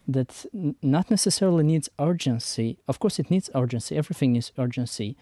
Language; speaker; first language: English; non-native, fluent; Persian